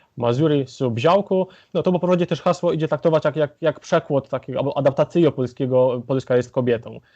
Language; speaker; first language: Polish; native; Polish